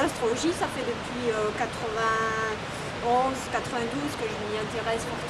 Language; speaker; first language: French; native; French